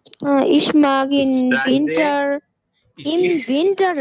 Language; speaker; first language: German; non-native, learner; Bangla